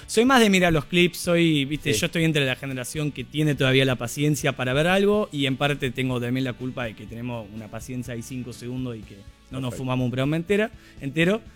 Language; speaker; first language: Spanish; non-native, fluent; Dutch